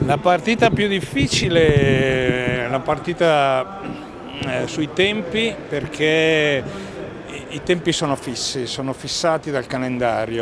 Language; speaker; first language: Italian; native; Italian